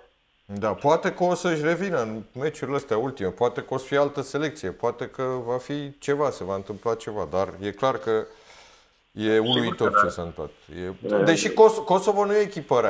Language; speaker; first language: Romanian; native; Romanian